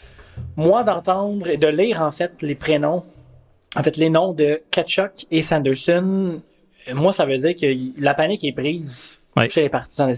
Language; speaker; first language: French; native; French